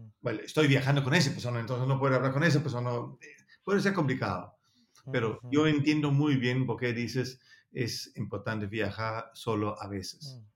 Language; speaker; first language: Spanish; non-native, learner; Danish